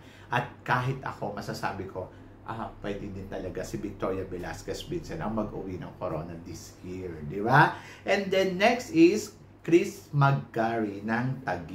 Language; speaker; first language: Filipino; native; Filipino